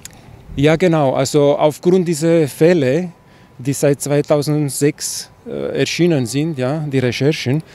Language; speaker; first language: German; non-native, fluent; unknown